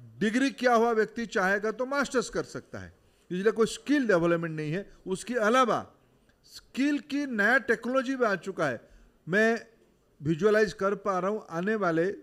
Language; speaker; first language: Hindi; non-native, local second language; Odia